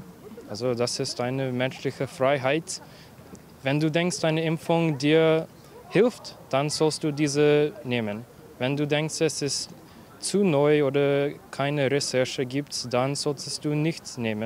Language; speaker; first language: German; non-native, fluent; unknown